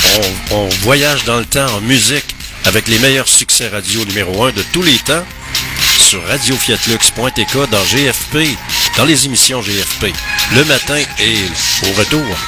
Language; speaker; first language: French; native; French